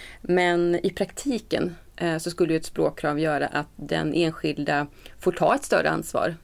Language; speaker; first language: Swedish; native; Swedish